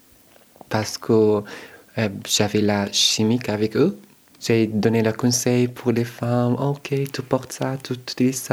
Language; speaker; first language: French; non-native, learner; Arabic